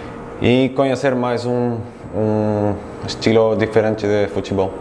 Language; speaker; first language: Portuguese; non-native, fluent; Spanish